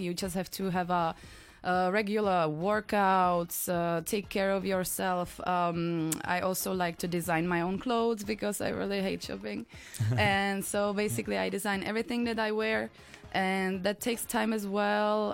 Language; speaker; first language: English; non-native, fluent; Czech